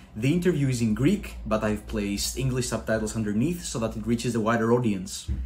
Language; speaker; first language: English; non-native, fluent; Greek